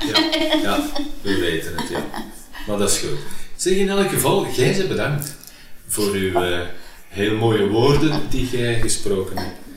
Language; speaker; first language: Dutch; native; Dutch